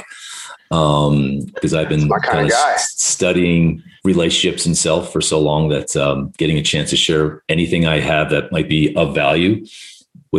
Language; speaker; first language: English; native; English